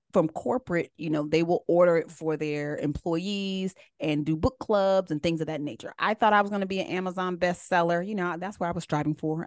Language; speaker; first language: English; native; English